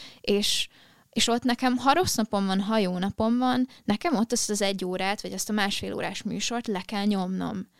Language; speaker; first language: Hungarian; early bilingual, heritage; Hungarian